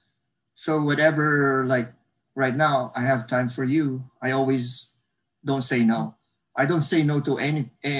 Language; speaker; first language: English; non-native, local second language; Hiligaynon